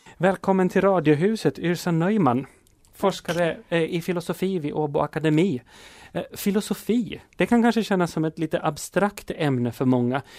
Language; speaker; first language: Swedish; native; Swedish